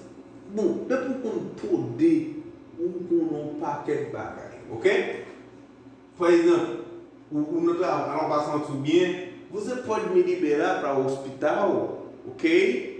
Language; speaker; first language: Portuguese; non-native, fluent; Haitian Creole